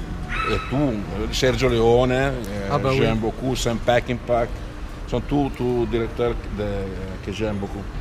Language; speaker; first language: French; non-native, fluent; Italian